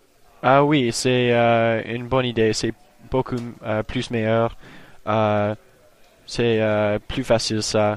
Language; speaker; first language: French; non-native, learner; English